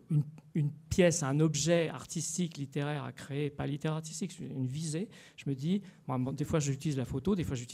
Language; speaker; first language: French; native; French